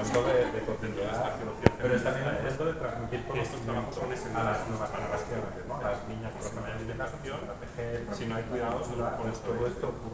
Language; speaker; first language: Spanish; native; Spanish